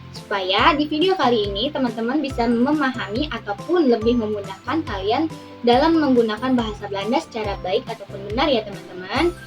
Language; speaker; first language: Indonesian; native; Indonesian